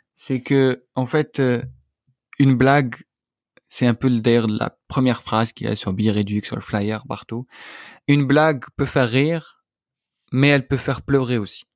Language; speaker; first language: French; non-native, local second language; Arabic